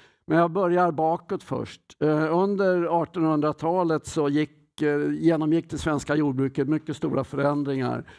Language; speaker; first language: Swedish; native; Swedish